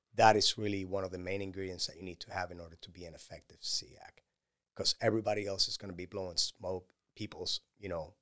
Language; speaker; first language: English; non-native, fluent; Spanish